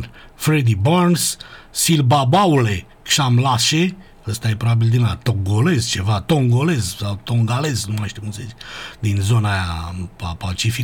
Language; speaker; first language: Romanian; native; Romanian